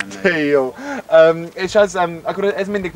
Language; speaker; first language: Hungarian; non-native, learner; English